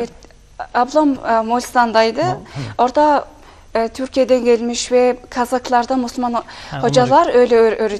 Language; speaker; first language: Turkish; non-native, fluent; Mongolian